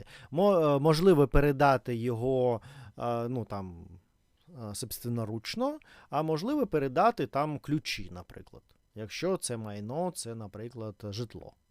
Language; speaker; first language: Ukrainian; non-native, learner; Russian